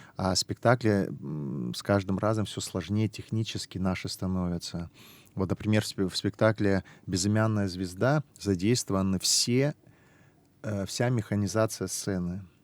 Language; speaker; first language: Russian; non-native, local second language; Abkhazian